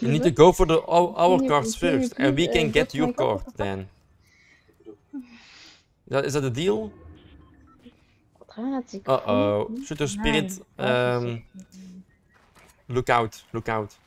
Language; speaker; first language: English; non-native, learner; Dutch